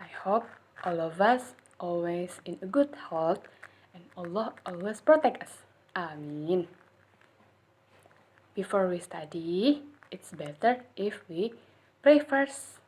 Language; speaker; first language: English; non-native, learner; Indonesian